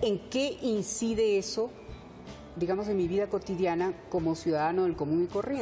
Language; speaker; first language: Spanish; early bilingual, heritage; Spanish